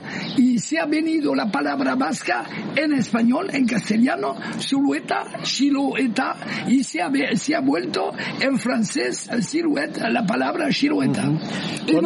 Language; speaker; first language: Spanish; non-native, fluent; French